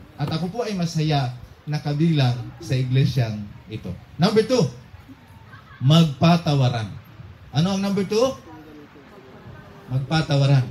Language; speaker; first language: Filipino; non-native, local second language; Cebuano